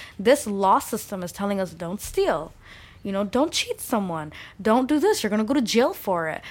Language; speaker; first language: English; early bilingual, other home language; Bangla